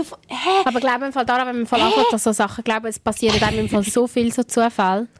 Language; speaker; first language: German; native; German